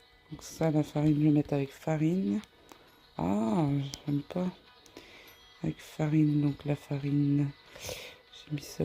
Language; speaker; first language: French; native; French